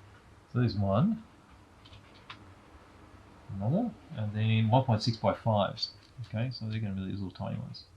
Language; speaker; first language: English; native; English